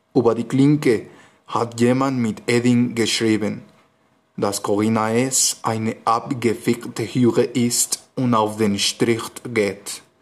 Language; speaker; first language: German; non-native, learner; Spanish